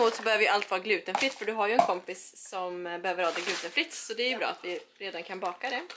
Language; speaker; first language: Swedish; native; Swedish